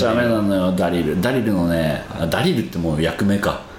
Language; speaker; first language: Japanese; native; Japanese